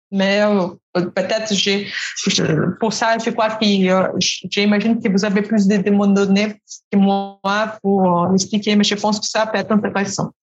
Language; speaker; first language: French; non-native, fluent; Portuguese